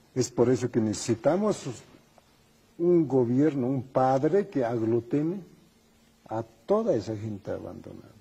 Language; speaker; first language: Spanish; native; Spanish